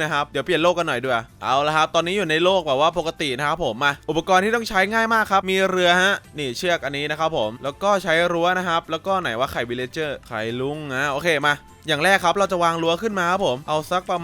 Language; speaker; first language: Thai; native; Thai